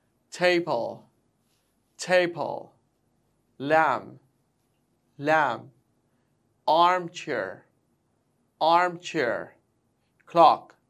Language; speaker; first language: English; non-native, fluent; Arabic